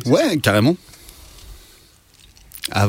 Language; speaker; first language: French; native; French